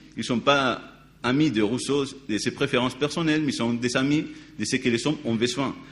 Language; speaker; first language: French; non-native, fluent; Spanish